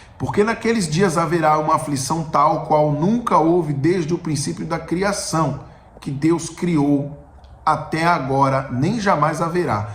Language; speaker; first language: Portuguese; native; Portuguese